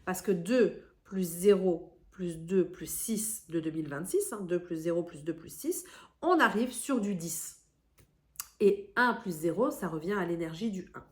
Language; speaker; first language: French; native; French